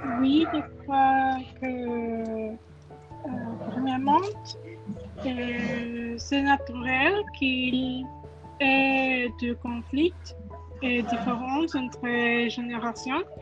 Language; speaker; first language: French; non-native, learner; Spanish